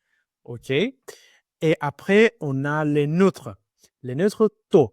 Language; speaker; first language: French; non-native, learner; Greek